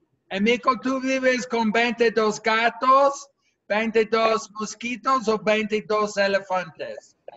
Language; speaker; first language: Spanish; non-native, fluent; English